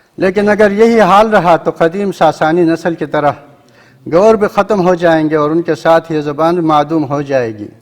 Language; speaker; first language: Urdu; non-native, local second language; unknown